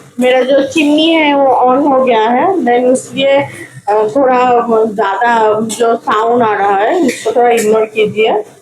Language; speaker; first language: Hindi; non-native, local second language; Bangla